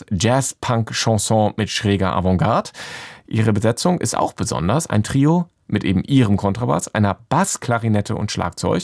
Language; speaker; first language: German; native; German